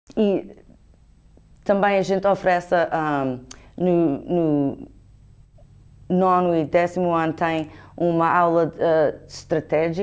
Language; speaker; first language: Portuguese; early bilingual, heritage; Portuguese